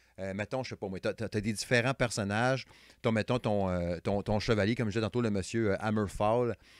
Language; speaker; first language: French; native; French